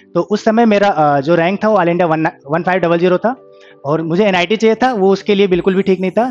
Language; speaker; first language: Hindi; native; Hindi